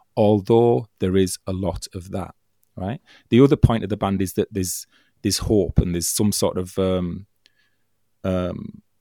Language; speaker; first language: English; native; English